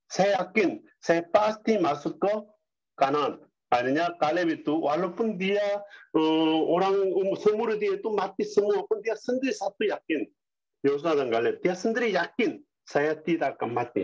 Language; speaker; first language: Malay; non-native, learner; Korean